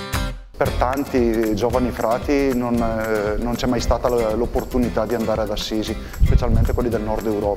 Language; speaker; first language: Italian; native; Italian